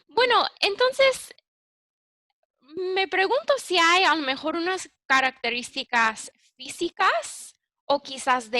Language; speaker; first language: Spanish; early bilingual, heritage; English